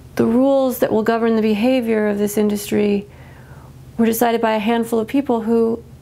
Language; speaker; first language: English; native; English